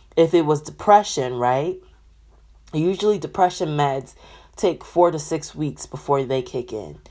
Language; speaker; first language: English; native; English